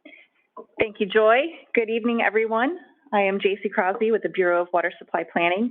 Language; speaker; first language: English; native; English